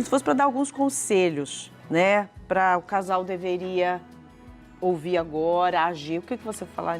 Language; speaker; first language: Portuguese; native; Portuguese